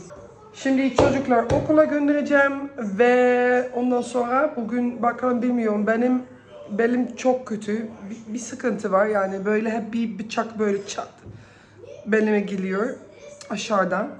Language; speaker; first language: Turkish; early bilingual, heritage; Dutch